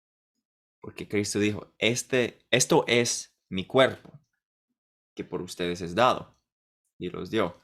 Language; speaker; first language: Spanish; non-native, fluent; English